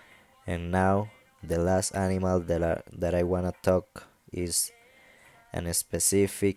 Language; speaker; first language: English; non-native, fluent; Spanish